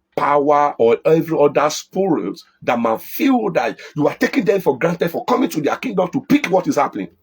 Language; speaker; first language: English; non-native, local second language; Yoruba